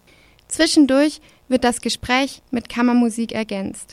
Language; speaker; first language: German; native; German